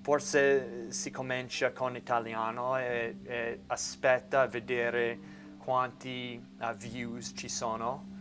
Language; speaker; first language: Italian; non-native, learner; English